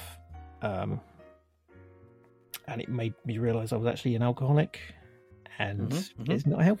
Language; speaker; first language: English; native; English